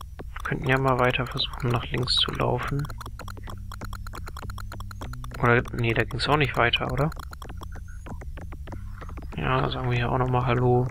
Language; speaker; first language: German; native; German